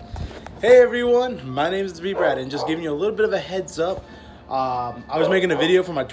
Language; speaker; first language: English; native; English